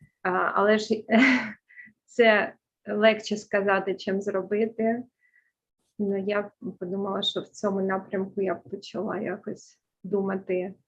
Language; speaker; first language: Ukrainian; early bilingual, heritage; Ukrainian